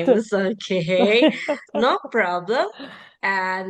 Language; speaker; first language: English; non-native, learner; Indonesian